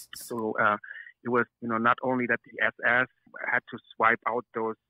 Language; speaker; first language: English; non-native, fluent; German